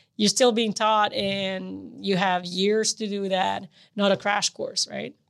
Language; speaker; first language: English; non-native, fluent; Serbian